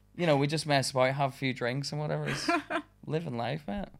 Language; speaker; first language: English; native; English